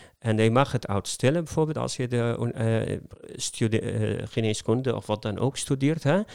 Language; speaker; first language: Dutch; non-native, fluent; Arabic